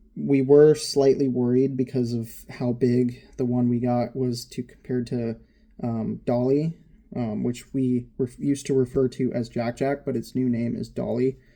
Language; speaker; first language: English; native; English